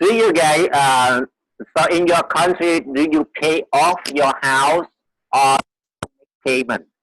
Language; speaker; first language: English; non-native, fluent; Vietnamese